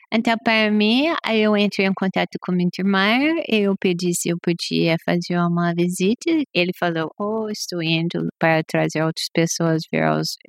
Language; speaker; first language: Portuguese; non-native, fluent; English